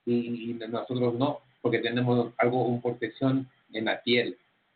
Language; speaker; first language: Spanish; early bilingual, heritage; Spanish